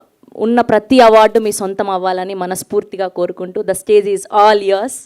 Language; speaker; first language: Telugu; native; Telugu